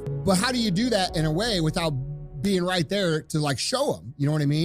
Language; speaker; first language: English; native; English